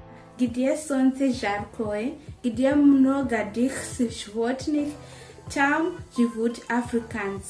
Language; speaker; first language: Russian; non-native, learner; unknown